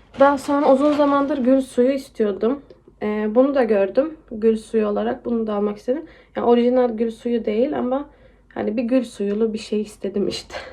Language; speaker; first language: Turkish; early bilingual, heritage; Turkish